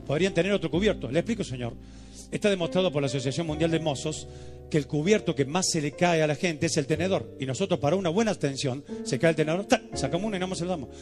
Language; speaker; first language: Spanish; native; Spanish